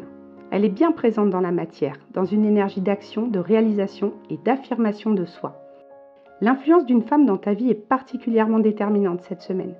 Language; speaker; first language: French; native; French